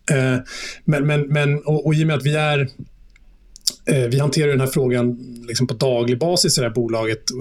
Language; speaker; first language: Swedish; native; Swedish